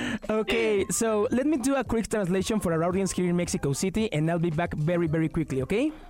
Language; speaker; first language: English; non-native, fluent; Spanish